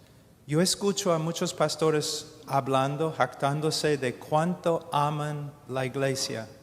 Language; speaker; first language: Spanish; non-native, fluent; English